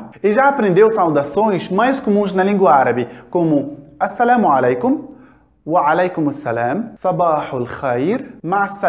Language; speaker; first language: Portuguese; non-native, fluent; Arabic